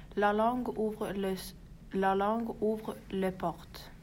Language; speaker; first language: French; non-native, learner; Norwegian